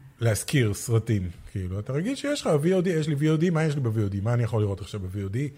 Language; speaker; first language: Hebrew; native; Hebrew